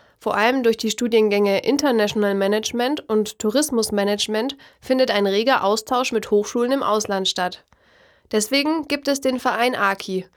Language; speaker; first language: German; native; German